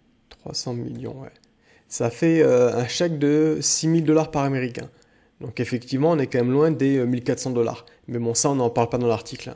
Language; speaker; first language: French; native; French